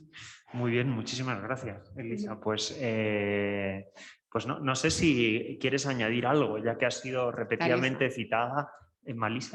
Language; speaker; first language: Spanish; native; Spanish